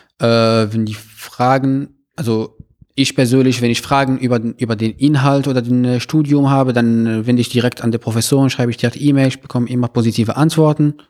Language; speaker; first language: German; non-native, fluent; Arabic